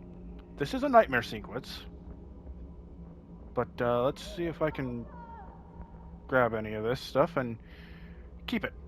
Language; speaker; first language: English; native; English